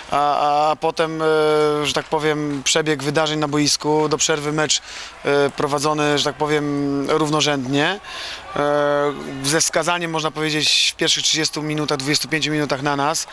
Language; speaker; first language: Polish; native; Polish